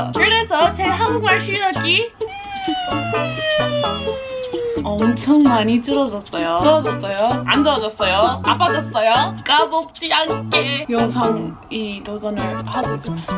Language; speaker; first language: Korean; non-native, fluent; English